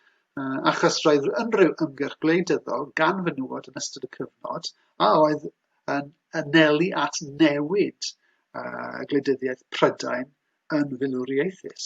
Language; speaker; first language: Welsh; native; Welsh